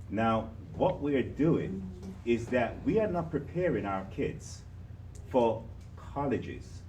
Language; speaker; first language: English; native; English